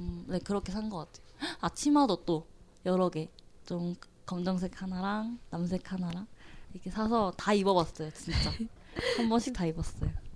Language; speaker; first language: Korean; native; Korean